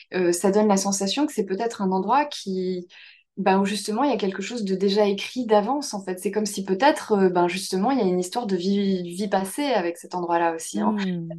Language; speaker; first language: French; native; French